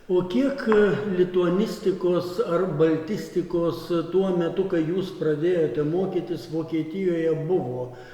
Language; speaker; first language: Lithuanian; native; Lithuanian